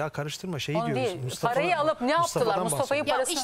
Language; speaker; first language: Turkish; native; Turkish